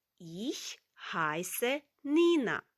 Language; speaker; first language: German; non-native, fluent; Ukrainian